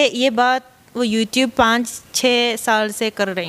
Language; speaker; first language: Hindi; non-native, fluent; Japanese